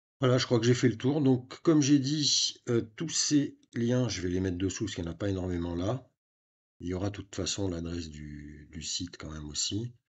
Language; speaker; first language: French; native; French